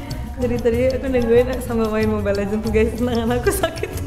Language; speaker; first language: Indonesian; native; Indonesian